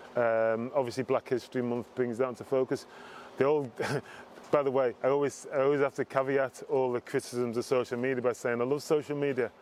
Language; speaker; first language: English; native; English